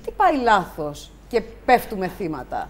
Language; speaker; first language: Greek; native; Greek